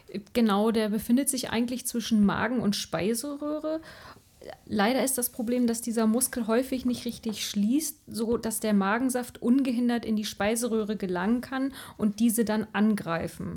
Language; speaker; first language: German; native; German